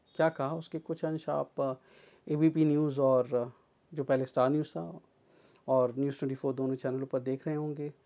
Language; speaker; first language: Hindi; native; Hindi